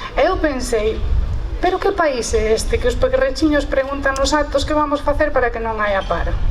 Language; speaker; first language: Galician; non-native, local second language; Spanish